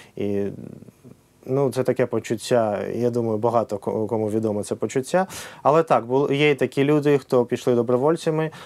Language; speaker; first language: Ukrainian; non-native, local second language; Russian